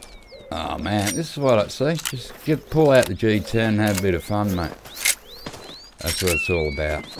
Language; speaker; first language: English; native; English